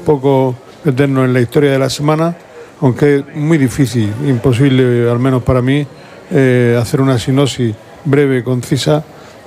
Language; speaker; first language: Spanish; native; Spanish